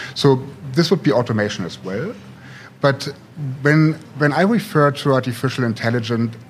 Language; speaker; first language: English; non-native, fluent; German